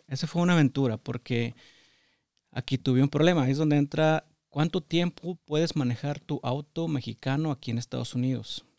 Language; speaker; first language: Spanish; native; Spanish